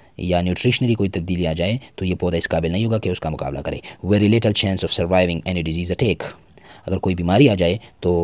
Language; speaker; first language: Urdu; non-native, local second language; Pashto